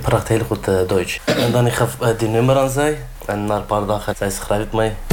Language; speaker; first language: Dutch; non-native, learner; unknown